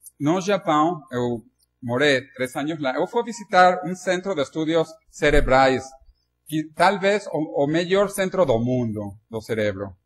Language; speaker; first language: Spanish; non-native, learner; Portuguese